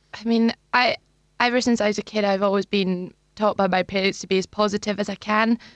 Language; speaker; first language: English; native; English